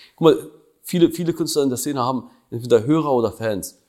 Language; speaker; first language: German; early bilingual, other home language; Albanian